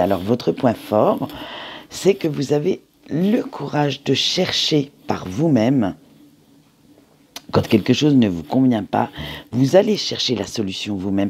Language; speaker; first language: French; native; French